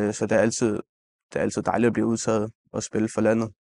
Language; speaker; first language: Danish; native; Danish